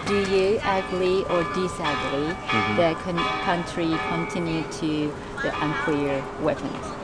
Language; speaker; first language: English; non-native, learner; Japanese